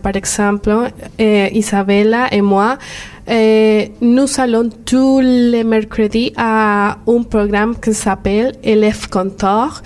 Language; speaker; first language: French; non-native, learner; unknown